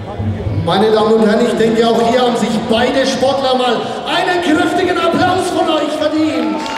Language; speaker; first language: German; native; German